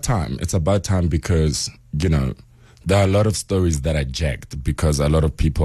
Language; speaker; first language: English; non-native, local second language; Northern Sotho